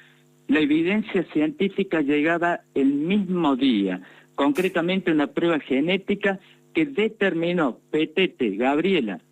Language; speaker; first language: Spanish; native; Spanish